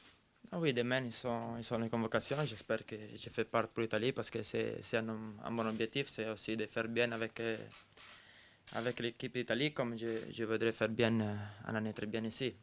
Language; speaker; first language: French; non-native, fluent; Italian